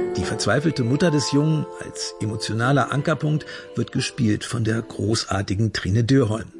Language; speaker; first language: German; native; German